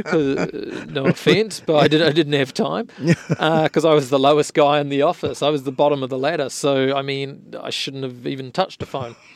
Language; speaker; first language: English; native; English